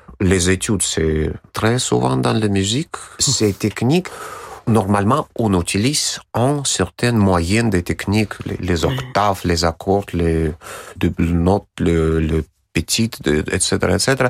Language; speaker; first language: French; non-native, learner; Russian